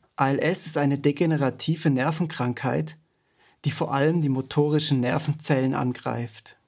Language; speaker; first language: German; native; German